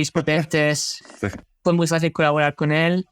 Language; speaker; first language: Spanish; native; Spanish